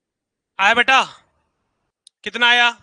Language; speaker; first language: Hindi; native; Hindi